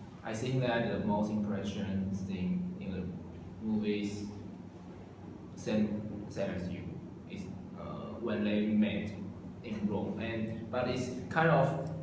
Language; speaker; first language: English; non-native, learner; Chinese